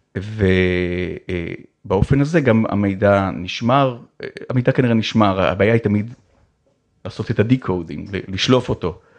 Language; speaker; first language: Hebrew; native; Hebrew